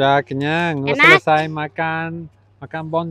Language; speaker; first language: Indonesian; non-native, learner; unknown